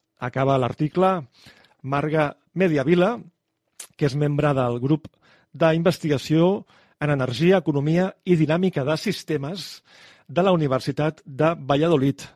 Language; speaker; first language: Catalan; native; Catalan